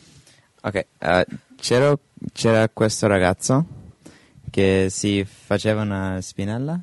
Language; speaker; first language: Italian; non-native, learner; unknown